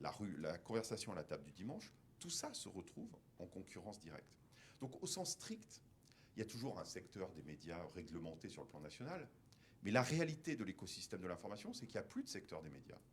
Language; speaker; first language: French; native; French